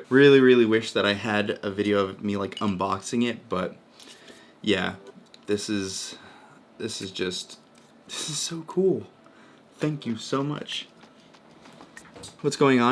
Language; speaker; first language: English; native; English